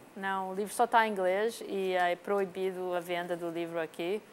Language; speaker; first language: Portuguese; non-native, fluent; English